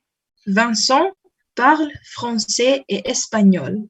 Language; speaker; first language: French; non-native, learner; Indonesian